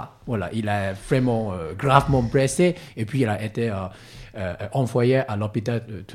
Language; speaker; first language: French; non-native, learner; Cantonese